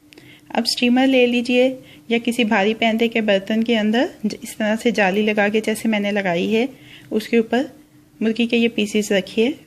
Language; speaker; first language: Urdu; native; Urdu